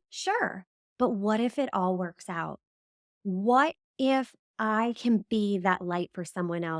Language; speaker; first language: English; native; English